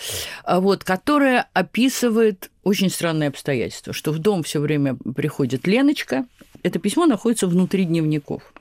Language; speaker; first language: Russian; native; Russian